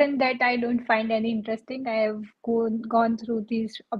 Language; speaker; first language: English; non-native, local second language; Gujarati